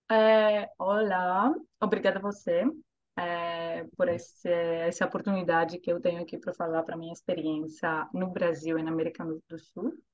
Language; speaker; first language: Portuguese; non-native, fluent; Greek